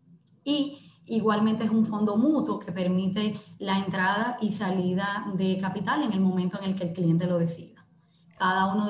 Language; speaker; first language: Spanish; native; Spanish